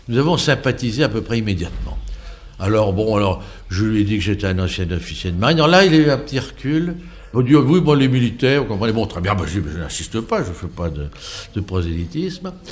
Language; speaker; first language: French; native; French